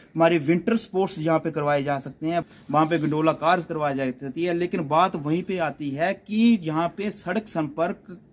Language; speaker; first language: Hindi; native; Hindi